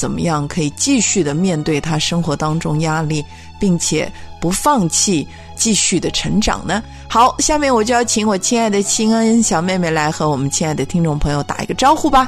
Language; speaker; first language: Chinese; native; Chinese